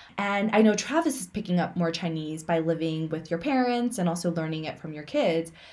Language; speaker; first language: English; early bilingual, other home language; Min Nan Chinese